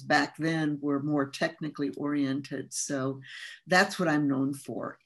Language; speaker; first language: English; early bilingual, other home language; Spanish